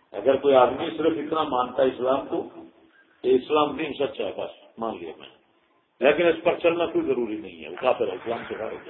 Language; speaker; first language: Urdu; non-native, local second language; Punjabi